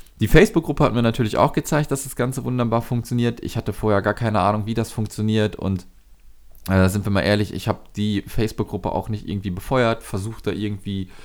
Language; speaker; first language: German; native; German